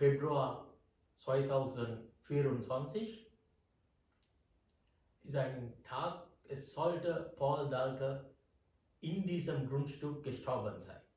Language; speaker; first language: German; non-native, learner; Sinhala